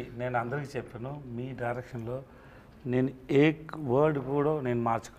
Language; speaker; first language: Telugu; non-native, learner; Tamil